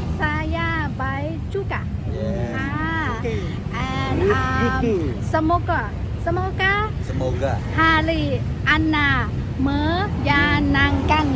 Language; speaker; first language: Indonesian; non-native, learner; Thai